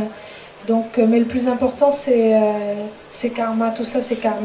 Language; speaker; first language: French; native; French